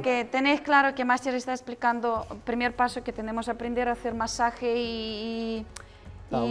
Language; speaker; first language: Spanish; non-native, learner; Russian